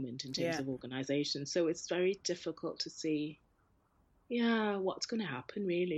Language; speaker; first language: English; native; English